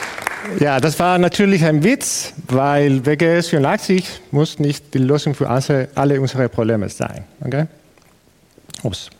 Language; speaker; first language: German; non-native, fluent; Spanish